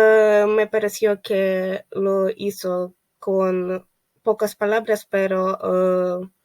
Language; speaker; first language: Spanish; non-native, fluent; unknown